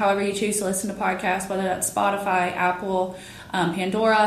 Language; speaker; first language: English; native; English